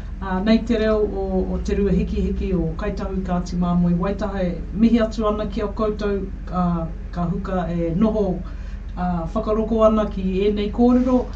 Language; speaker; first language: Māori; non-native, local second language; English